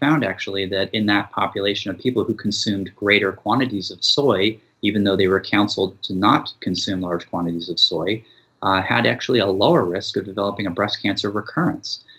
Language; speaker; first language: English; native; English